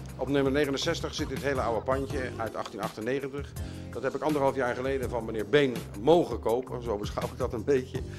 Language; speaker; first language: Dutch; native; Dutch